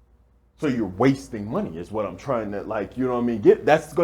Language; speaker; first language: English; native; English